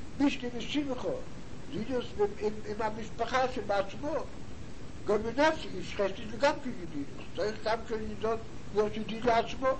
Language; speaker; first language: Hebrew; non-native, fluent; Yiddish